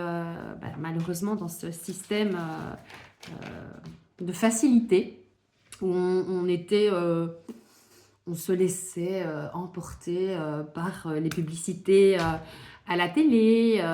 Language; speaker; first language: French; native; French